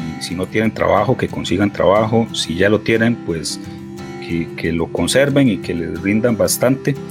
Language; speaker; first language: Spanish; native; Spanish